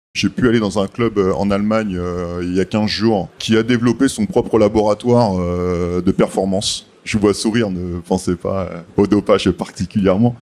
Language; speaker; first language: French; native; French